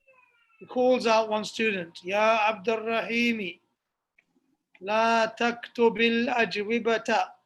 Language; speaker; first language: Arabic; non-native, fluent; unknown